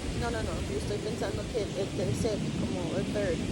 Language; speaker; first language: Spanish; early bilingual, heritage; Spanish